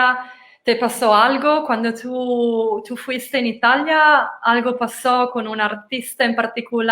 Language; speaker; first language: Spanish; non-native, learner; Italian